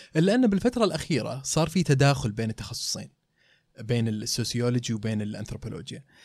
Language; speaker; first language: Arabic; native; Arabic